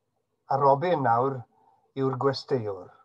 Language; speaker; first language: Welsh; native; Welsh